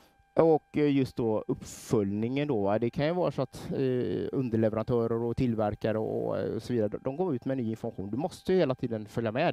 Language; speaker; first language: Swedish; native; Swedish